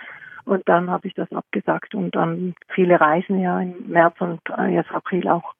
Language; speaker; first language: German; non-native, fluent; Norwegian